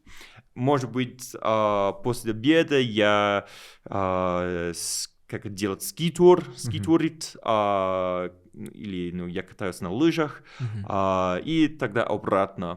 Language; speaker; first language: Russian; non-native, learner; English